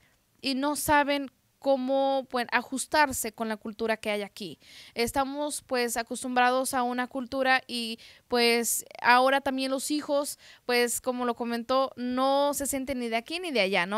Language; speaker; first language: Spanish; native; Spanish